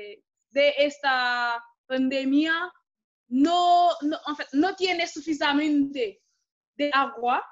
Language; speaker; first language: Spanish; non-native, fluent; Haitian Creole